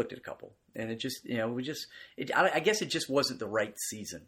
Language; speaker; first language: English; native; English